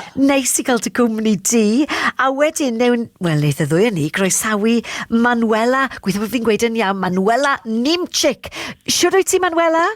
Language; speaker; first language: Welsh; native; Welsh